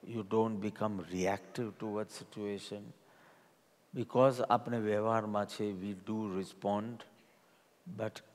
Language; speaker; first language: English; non-native, local second language; Gujarati